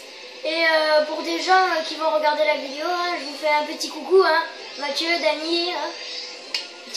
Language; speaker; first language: French; native; French